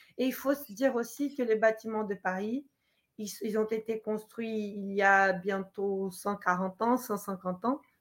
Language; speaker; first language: French; non-native, fluent; Portuguese